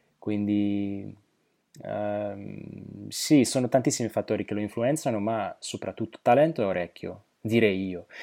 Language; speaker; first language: Italian; non-native, fluent; Slovak